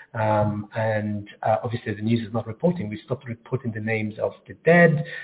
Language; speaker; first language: English; non-native, fluent; Arabic